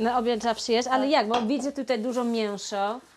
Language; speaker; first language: Polish; early bilingual, heritage; Polish